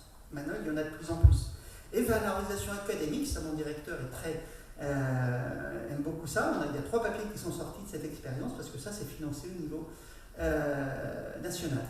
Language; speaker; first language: French; native; French